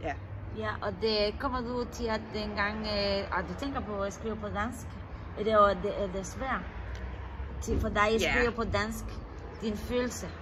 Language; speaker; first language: Danish; non-native, learner; Spanish